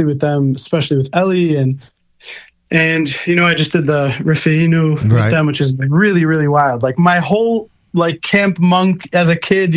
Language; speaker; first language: English; native; English